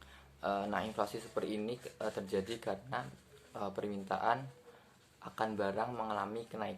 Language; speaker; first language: Indonesian; native; Indonesian